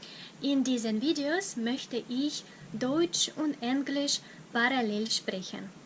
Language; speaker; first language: German; non-native, fluent; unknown